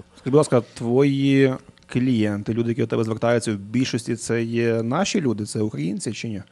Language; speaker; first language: Ukrainian; native; Ukrainian